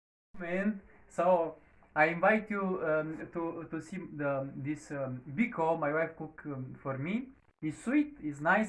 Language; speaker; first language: English; non-native, learner; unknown